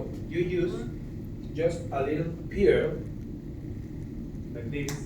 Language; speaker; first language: English; non-native, learner; Spanish